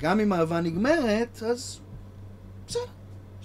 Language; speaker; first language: Hebrew; native; Hebrew